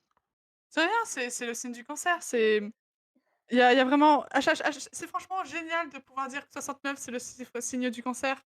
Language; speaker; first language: French; native; French